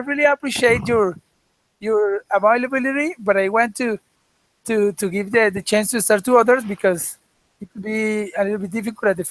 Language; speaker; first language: English; non-native, fluent; Spanish